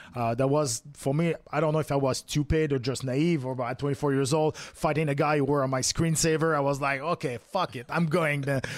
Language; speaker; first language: English; non-native, fluent; French